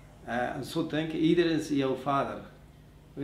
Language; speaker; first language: Dutch; non-native, learner; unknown